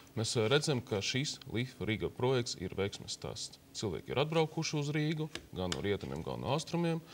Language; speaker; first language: Latvian; non-native, local second language; Russian